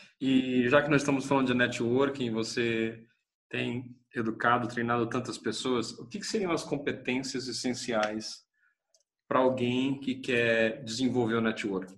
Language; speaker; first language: Portuguese; native; Portuguese